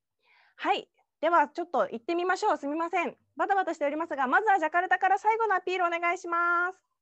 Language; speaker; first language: Japanese; native; Japanese